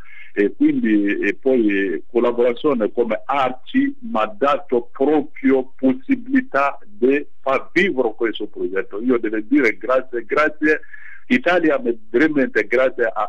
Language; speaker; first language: Italian; non-native, fluent; Bambara